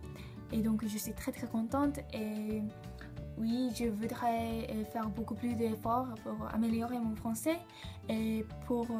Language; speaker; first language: French; non-native, learner; Japanese